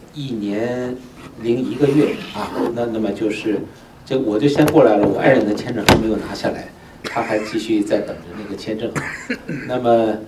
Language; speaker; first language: Chinese; native; Chinese